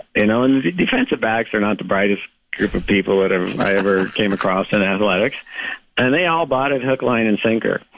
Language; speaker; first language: English; native; English